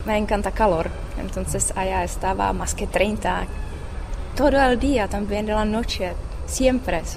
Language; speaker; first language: Spanish; non-native, learner; Czech